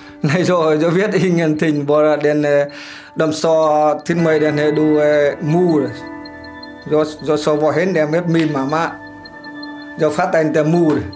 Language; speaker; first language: Swedish; non-native, learner; Vietnamese